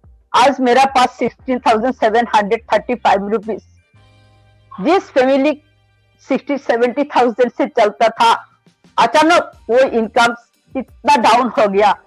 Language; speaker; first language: Hindi; non-native, local second language; Bangla